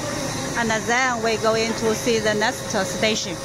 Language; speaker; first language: English; non-native, learner; Chinese